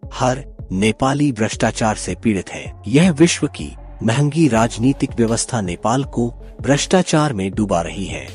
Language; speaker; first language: Hindi; non-native, local second language; Nepali